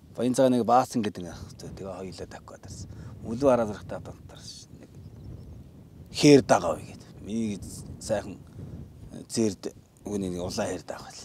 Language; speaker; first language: Mongolian; native; Mongolian